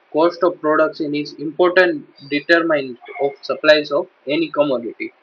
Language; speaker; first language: English; non-native, local second language; Gujarati